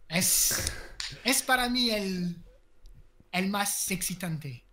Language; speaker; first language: Spanish; non-native, learner; French